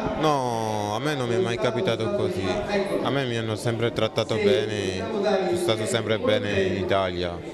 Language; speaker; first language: Italian; non-native, fluent; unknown